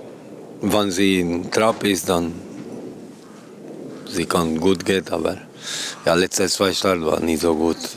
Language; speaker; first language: German; non-native, learner; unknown